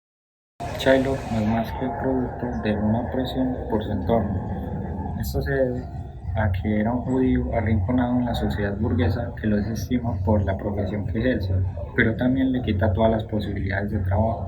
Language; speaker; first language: Spanish; native; Spanish